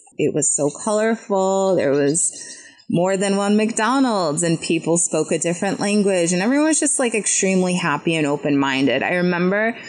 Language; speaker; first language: English; early bilingual, other home language; Polish